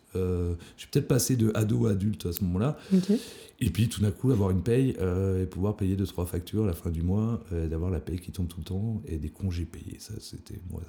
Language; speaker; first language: French; native; French